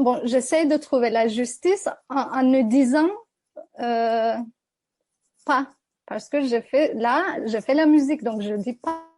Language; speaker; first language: French; non-native, fluent; Turkish